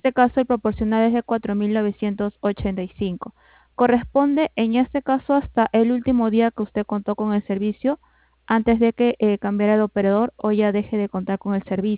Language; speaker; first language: Spanish; native; Spanish